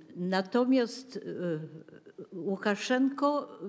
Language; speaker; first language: Polish; native; Polish